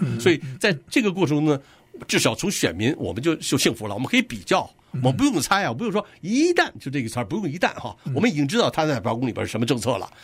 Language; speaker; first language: Chinese; native; Chinese